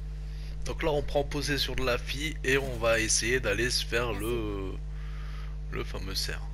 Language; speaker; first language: French; native; French